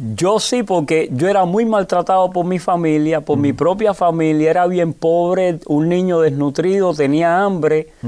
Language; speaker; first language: Spanish; native; Spanish